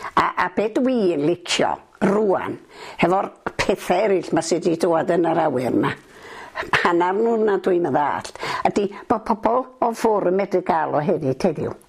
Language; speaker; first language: Welsh; native; Welsh